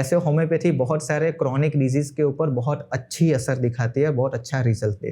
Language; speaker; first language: Hindi; non-native, local second language; Gujarati